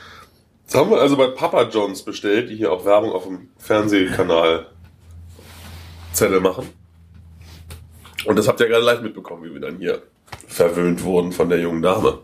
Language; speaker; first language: German; native; German